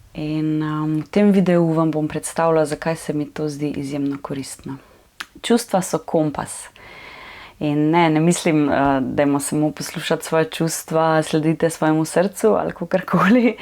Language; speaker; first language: Slovenian; native; Slovenian